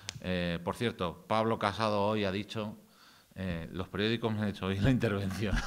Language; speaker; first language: Spanish; native; Spanish